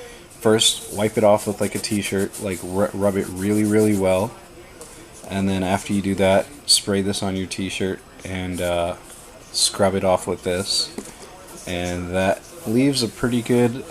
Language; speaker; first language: English; native; English